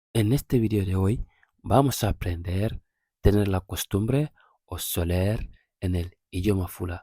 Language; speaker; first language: Spanish; non-native, local second language; Fula